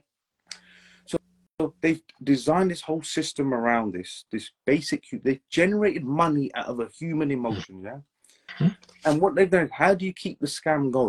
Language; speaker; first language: English; native; English